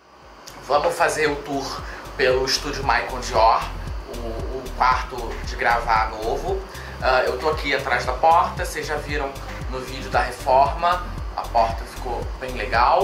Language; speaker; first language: Portuguese; native; Portuguese